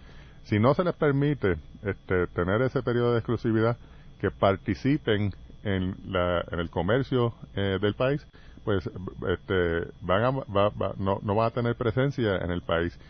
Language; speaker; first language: Spanish; native; Spanish